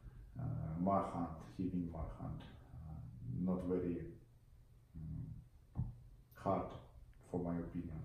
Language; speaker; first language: English; non-native, learner; Russian